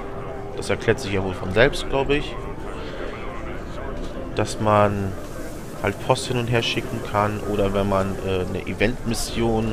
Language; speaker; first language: German; native; German